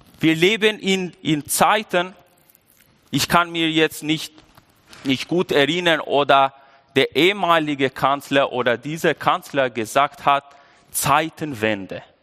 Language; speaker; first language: German; non-native, fluent; Albanian